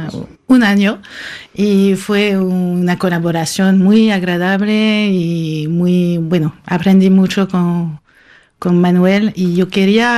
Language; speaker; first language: Spanish; non-native, fluent; French